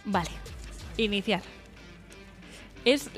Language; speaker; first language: Spanish; native; Spanish